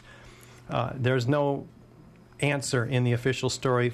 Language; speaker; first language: English; native; English